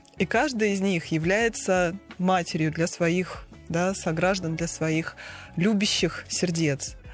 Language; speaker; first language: Russian; native; Russian